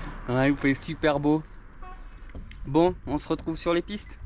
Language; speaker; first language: French; native; French